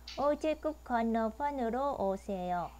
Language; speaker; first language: Korean; non-native, fluent; Vietnamese